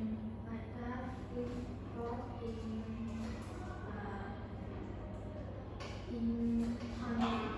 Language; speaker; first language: English; non-native, learner; Vietnamese